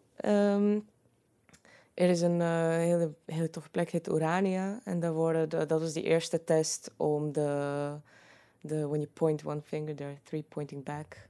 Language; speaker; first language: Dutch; non-native, fluent; Croatian